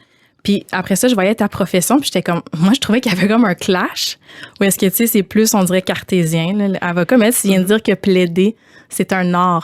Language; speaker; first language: French; native; French